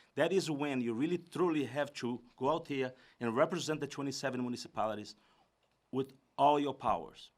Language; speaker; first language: English; non-native, fluent; Portuguese